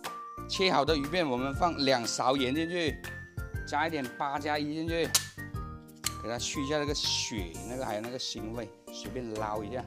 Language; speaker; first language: Chinese; native; Chinese